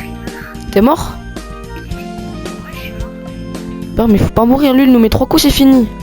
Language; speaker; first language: French; native; French